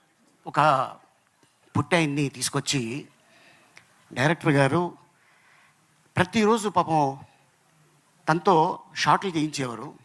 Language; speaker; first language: Telugu; native; Telugu